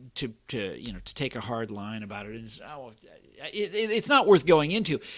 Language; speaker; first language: English; native; English